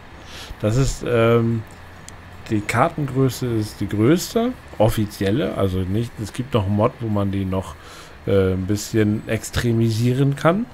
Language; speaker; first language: German; native; German